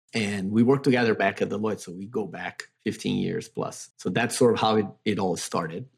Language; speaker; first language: English; non-native, fluent; Portuguese